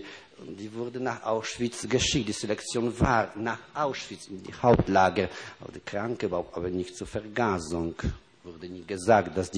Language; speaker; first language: German; non-native, fluent; Polish